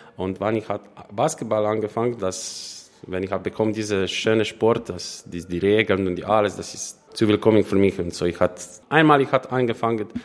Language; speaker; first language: German; non-native, learner; Slovenian